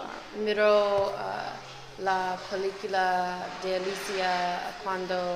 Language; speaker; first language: Spanish; non-native, learner; English